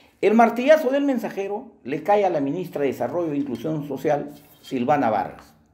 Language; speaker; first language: Spanish; native; Spanish